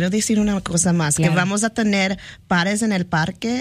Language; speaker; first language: Spanish; early bilingual, heritage; Spanish